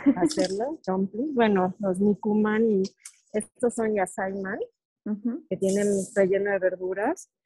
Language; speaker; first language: Spanish; native; Spanish